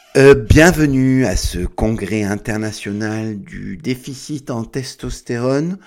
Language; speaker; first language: French; non-native, local second language; Spanish